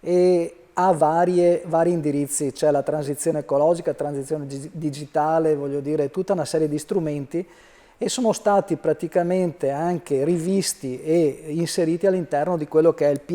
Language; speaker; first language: Italian; native; Italian